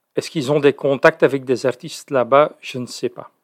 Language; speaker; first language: French; native; French